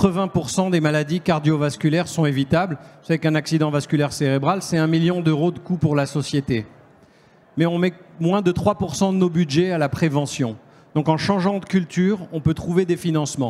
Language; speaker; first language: French; native; French